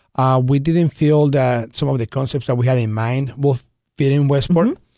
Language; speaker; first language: English; early bilingual, other home language; Spanish